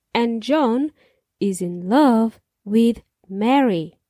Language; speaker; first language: English; non-native, fluent; Serbian